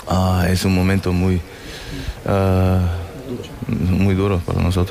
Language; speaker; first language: Spanish; non-native, fluent; German